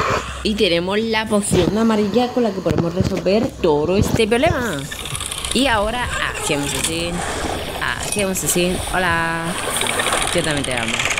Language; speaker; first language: Spanish; native; Spanish